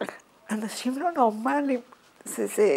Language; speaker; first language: Hebrew; non-native, fluent; Dutch